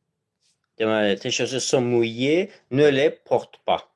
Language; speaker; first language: French; non-native, fluent; Azerbaijani